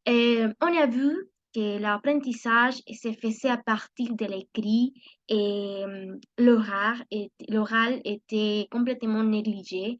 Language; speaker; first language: French; non-native, learner; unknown